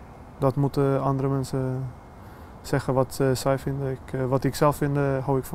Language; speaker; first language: Dutch; non-native, fluent; Swedish